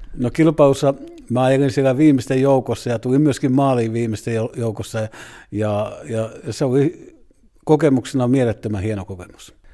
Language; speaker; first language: Finnish; native; Finnish